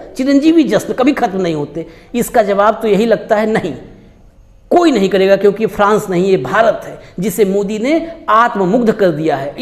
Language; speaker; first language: Hindi; native; Hindi